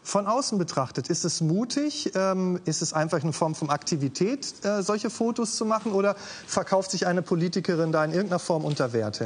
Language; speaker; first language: German; native; German